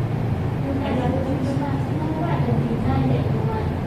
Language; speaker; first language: English; non-native, learner; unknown